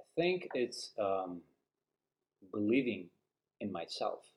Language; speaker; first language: English; non-native, fluent; Uzbek